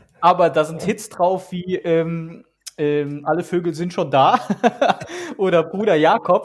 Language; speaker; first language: German; native; German